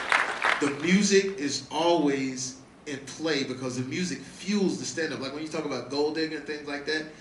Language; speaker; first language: English; native; English